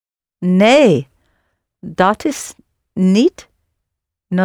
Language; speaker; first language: Dutch; non-native, learner; English